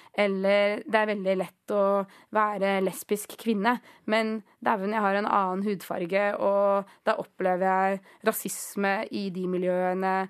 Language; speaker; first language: Norwegian; early bilingual, other home language; Greek